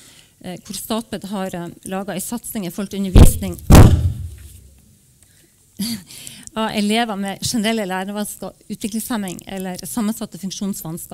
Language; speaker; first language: Norwegian; native; Norwegian